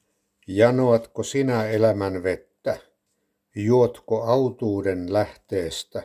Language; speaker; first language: Finnish; native; Finnish